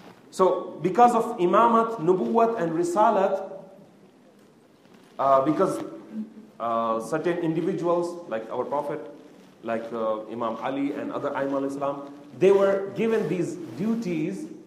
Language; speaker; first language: English; non-native, local second language; Urdu